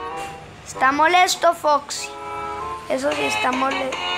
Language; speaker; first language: Spanish; native; Spanish